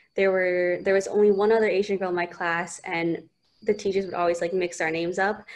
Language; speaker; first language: English; native; English